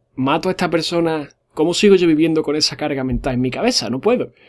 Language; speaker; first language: Spanish; native; Spanish